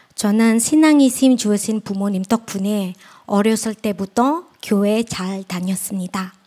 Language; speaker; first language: Korean; non-native, fluent; Indonesian